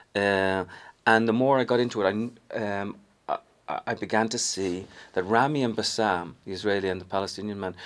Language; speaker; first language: English; native; English